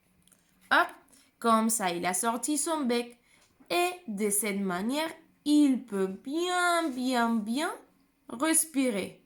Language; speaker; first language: French; non-native, fluent; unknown